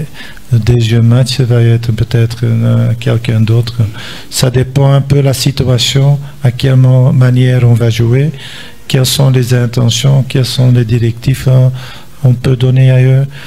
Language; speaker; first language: French; non-native, local second language; Dutch